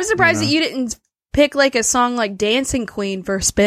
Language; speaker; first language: English; native; English